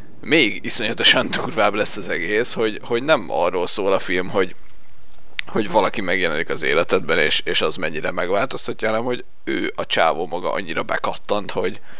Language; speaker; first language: Hungarian; native; Hungarian